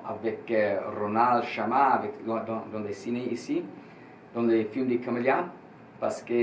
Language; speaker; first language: French; non-native, learner; Italian